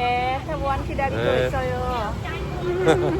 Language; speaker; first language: Korean; non-native, learner; Khmer